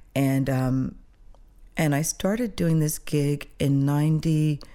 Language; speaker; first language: English; early bilingual, other home language; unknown